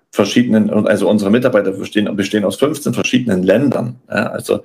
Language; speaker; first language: German; native; German